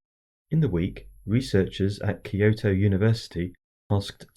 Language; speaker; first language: English; native; English